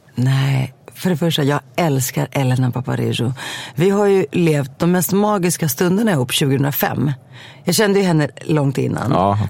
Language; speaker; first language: Swedish; early bilingual, other home language; Greek